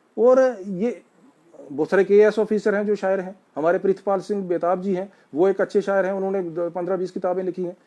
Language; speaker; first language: Urdu; non-native, local second language; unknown